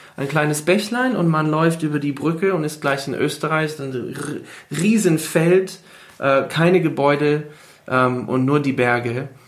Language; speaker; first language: German; non-native, fluent; English